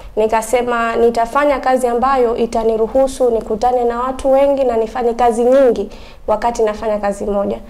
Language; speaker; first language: Swahili; native; Swahili